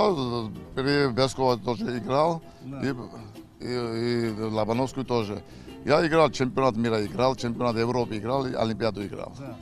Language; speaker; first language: Russian; non-native, local second language; Georgian